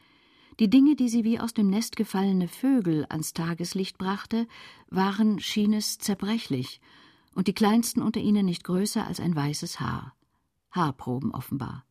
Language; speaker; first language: German; native; German